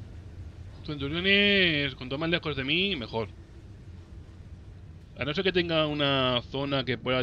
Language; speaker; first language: Spanish; native; Spanish